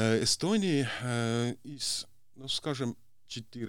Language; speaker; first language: Russian; non-native, local second language; Estonian